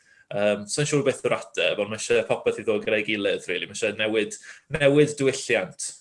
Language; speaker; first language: Welsh; native; Welsh